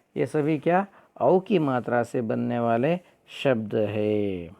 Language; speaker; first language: Hindi; non-native, local second language; Kannada